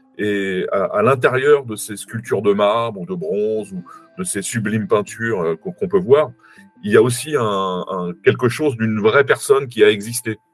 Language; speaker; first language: French; native; French